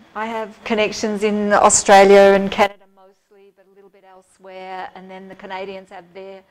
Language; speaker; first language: English; native; English